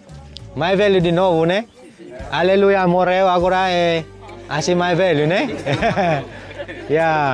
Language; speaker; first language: Portuguese; non-native, learner; Vietnamese